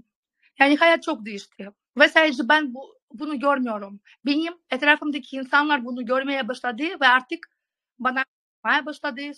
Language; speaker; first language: Turkish; non-native, fluent; Russian